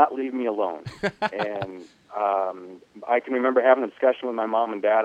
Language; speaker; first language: English; native; English